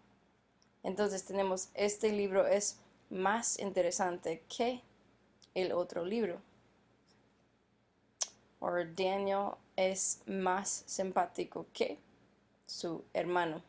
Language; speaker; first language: Spanish; non-native, fluent; English